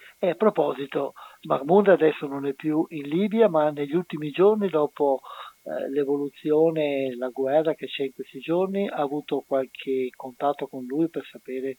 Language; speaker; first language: Italian; native; Italian